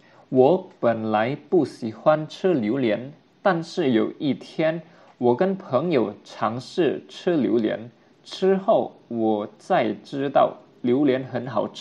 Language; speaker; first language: Chinese; non-native, fluent; Indonesian